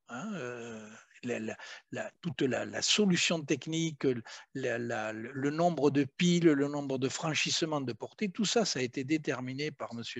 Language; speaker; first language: French; native; French